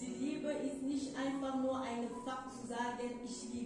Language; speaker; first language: German; non-native, fluent; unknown